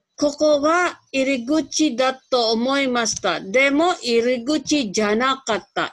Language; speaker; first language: Japanese; non-native, fluent; Filipino